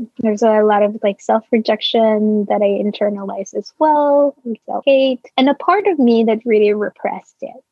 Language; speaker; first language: English; non-native, local second language; Filipino